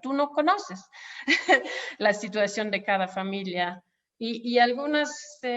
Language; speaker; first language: Spanish; non-native, fluent; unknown